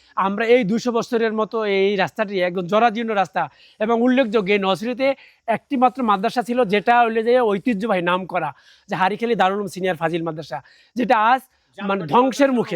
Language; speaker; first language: Bangla; native; Bangla